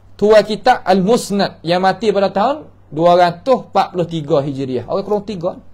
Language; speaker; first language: Malay; native; Malay